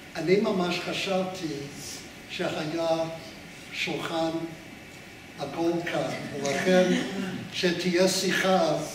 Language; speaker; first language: Hebrew; non-native, fluent; English